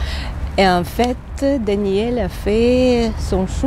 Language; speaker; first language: French; non-native, fluent; Ukrainian